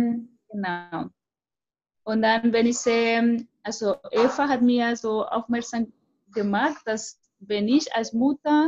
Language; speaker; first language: German; non-native, fluent; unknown